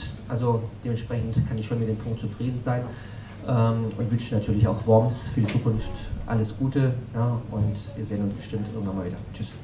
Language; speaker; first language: German; native; German